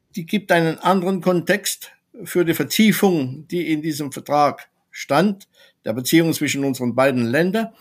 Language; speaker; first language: German; non-native, fluent; French